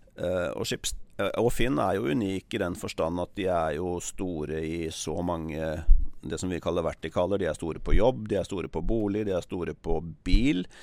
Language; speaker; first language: Norwegian; native; Norwegian